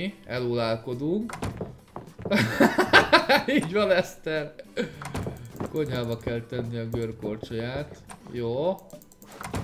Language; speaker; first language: Hungarian; native; Hungarian